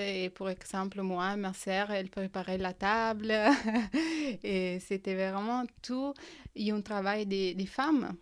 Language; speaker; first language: French; non-native, fluent; Italian